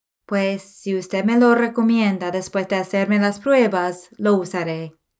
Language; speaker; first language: Spanish; non-native, fluent; English